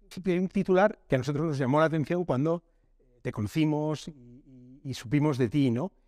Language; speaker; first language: Spanish; native; Spanish